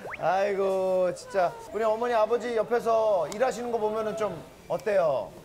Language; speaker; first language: Korean; native; Korean